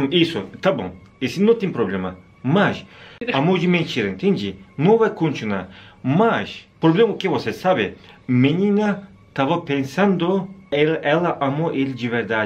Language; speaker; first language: Portuguese; non-native, learner; Turkish